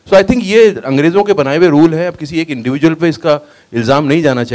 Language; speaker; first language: Hindi; native; Hindi